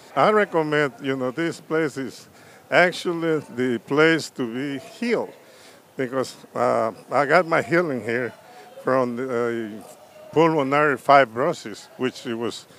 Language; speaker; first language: English; non-native, fluent; Spanish